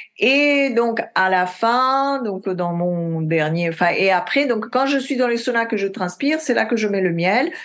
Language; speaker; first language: French; non-native, fluent; Italian